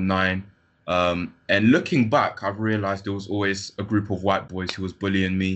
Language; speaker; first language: English; native; English